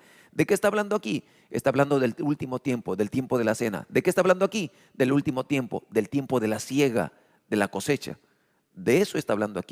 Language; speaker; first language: Spanish; native; Spanish